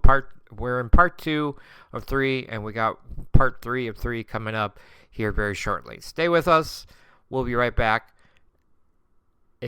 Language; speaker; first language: English; native; English